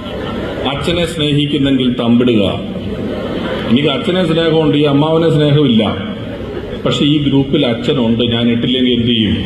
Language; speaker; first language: Malayalam; native; Malayalam